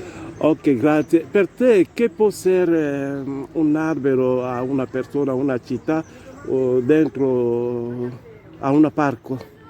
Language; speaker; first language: Italian; non-native, learner; Lingala